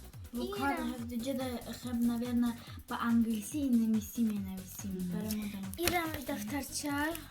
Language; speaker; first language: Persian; early bilingual, heritage; Tajik